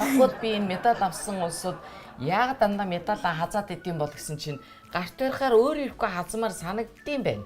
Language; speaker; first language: Mongolian; native; Mongolian